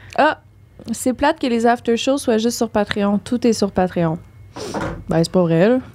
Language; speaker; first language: French; native; French